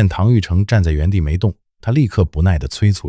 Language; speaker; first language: Chinese; native; Chinese